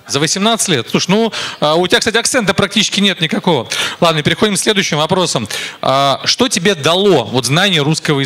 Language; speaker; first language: Russian; native; Russian